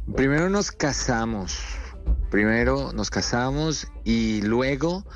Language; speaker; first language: Spanish; native; Spanish